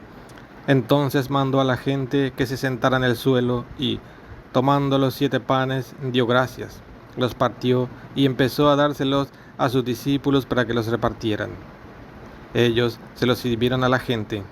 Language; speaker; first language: Spanish; native; Spanish